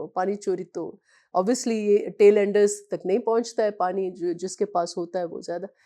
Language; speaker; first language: Urdu; non-native, local second language; Sindhi